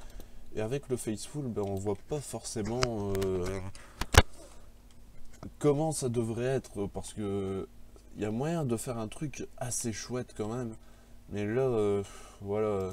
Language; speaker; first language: French; native; French